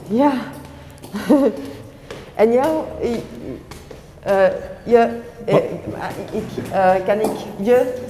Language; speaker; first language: Dutch; non-native, learner; French